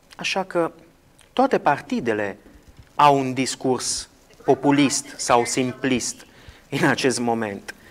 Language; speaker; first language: Romanian; non-native, fluent; Italian